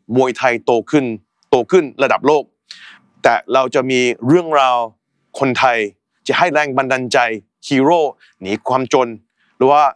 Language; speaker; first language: Thai; native; Thai